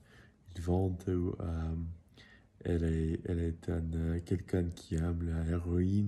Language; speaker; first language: French; non-native, learner; English